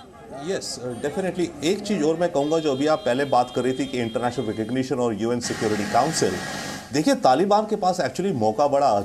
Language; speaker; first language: Hindi; native; Hindi